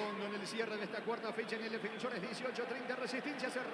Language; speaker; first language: Spanish; native; Spanish